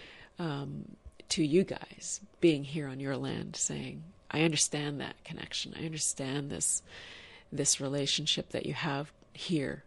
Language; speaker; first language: English; native; English